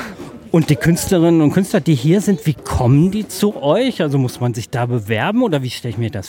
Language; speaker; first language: German; native; German